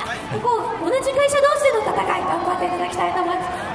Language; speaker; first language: Japanese; native; Japanese